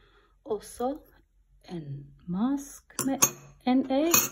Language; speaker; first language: Norwegian; non-native, learner; Albanian